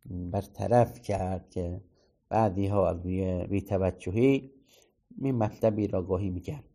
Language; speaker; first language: Persian; native; Persian